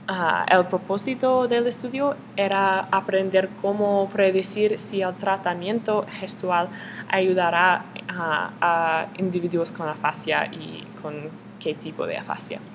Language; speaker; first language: Spanish; non-native, learner; English